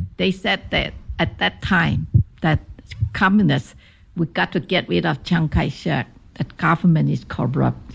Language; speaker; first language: English; non-native, fluent; Chinese